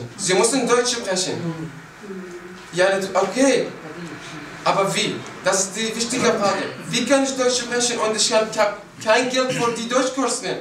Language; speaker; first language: German; non-native, learner; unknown